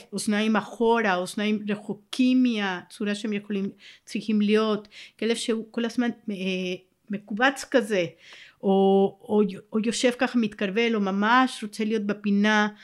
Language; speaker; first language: Hebrew; non-native, fluent; Spanish